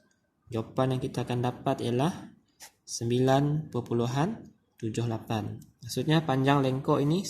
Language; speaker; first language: Malay; native; Malay